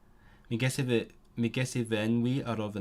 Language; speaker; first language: Welsh; non-native, learner; Cantonese